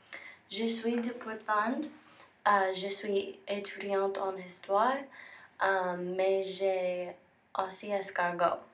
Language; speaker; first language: French; non-native, learner; English